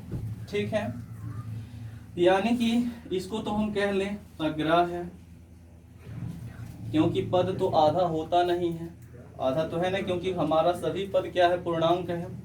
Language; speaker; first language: Hindi; native; Hindi